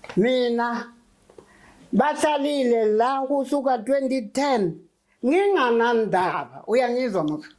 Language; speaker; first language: Zulu; native; Zulu